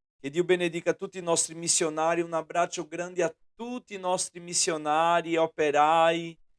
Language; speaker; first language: Italian; non-native, fluent; Portuguese